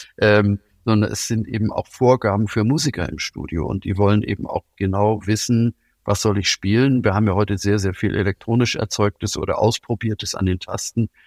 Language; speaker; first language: German; native; German